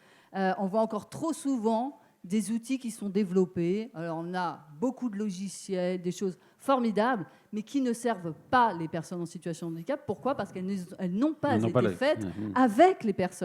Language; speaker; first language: French; native; French